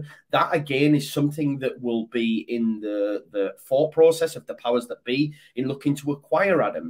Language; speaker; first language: English; native; English